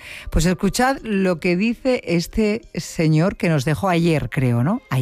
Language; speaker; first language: Spanish; native; Spanish